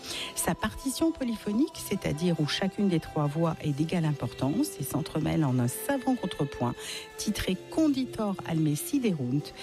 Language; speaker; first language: French; native; French